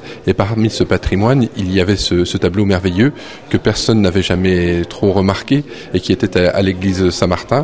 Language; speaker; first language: French; native; French